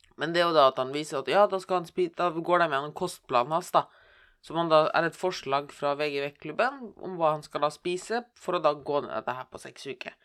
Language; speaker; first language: Norwegian; native; Norwegian